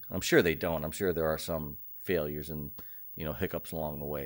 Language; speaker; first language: English; native; English